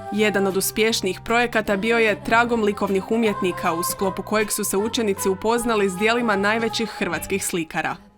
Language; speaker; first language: Croatian; native; Croatian